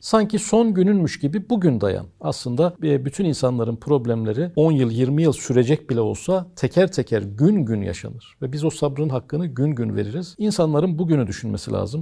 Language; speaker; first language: Turkish; native; Turkish